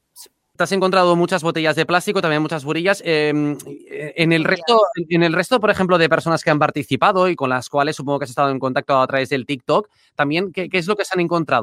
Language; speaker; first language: Spanish; native; Spanish